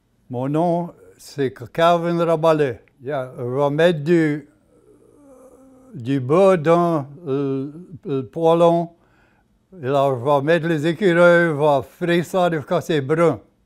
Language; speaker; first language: French; native; French